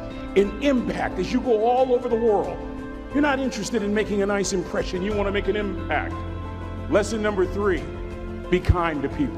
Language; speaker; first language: English; native; English